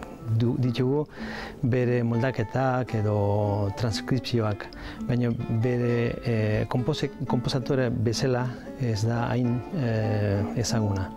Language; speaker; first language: Basque; non-native, learner; Spanish